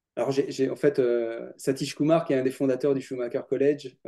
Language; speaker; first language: French; native; French